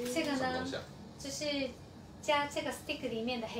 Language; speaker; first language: Chinese; non-native, fluent; Japanese